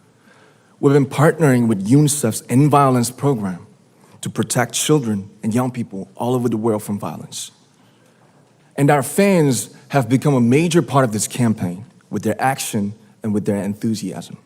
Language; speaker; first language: English; non-native, fluent; Korean